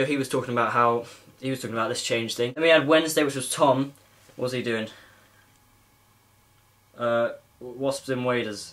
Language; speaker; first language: English; native; English